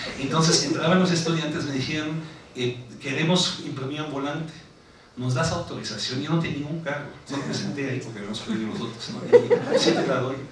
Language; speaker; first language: Spanish; non-native, fluent; German